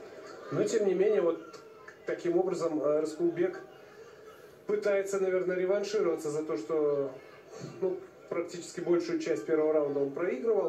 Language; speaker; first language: Russian; native; Russian